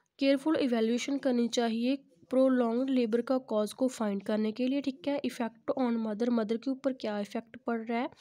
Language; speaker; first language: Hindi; non-native, local second language; Punjabi